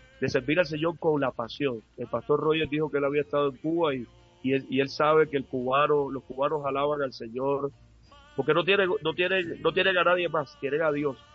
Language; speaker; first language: Spanish; native; Spanish